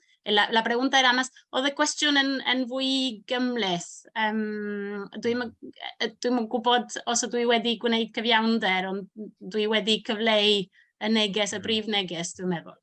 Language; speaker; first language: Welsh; non-native, fluent; Spanish